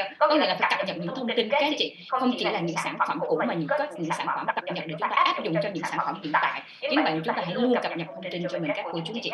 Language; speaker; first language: Vietnamese; native; Vietnamese